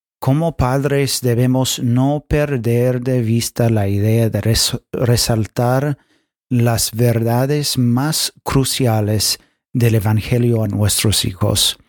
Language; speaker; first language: Spanish; non-native, fluent; English